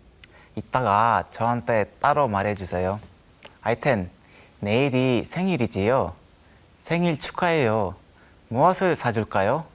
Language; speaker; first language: Korean; non-native, learner; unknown